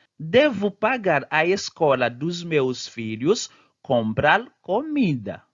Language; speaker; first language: Portuguese; non-native, learner; Haitian Creole